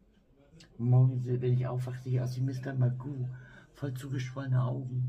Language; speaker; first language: German; native; German